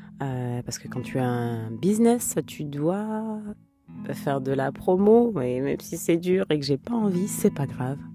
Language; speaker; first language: French; native; French